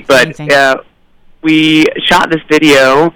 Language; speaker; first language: English; native; English